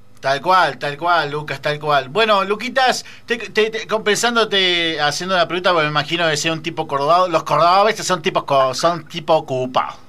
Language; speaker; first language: Spanish; native; Spanish